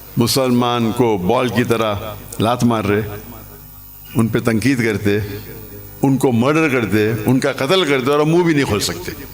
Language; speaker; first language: Urdu; non-native, local second language; English